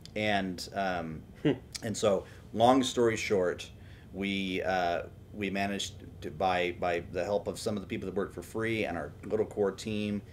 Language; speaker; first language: English; native; English